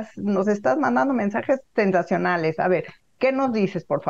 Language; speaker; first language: Spanish; native; Spanish